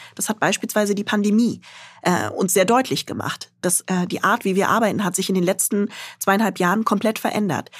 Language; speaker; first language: German; early bilingual, other home language; Arabic